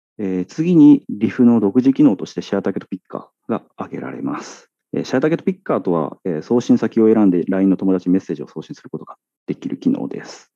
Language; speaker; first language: Japanese; native; Japanese